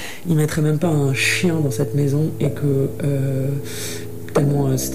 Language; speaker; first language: French; native; French